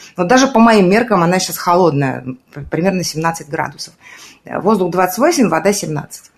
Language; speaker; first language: Russian; native; Russian